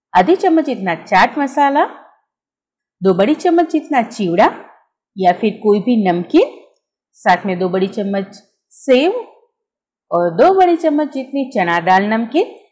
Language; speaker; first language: Hindi; non-native, local second language; Gujarati